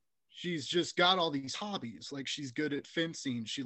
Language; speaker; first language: English; native; English